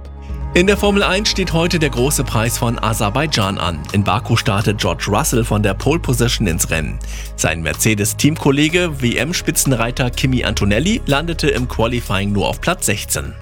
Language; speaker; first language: German; native; German